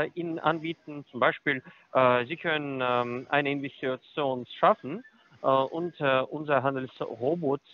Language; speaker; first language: German; non-native, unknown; Russian